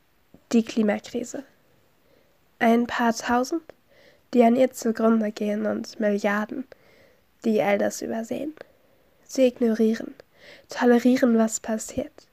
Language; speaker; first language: German; native; German